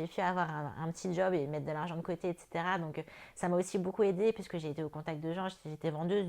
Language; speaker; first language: French; native; French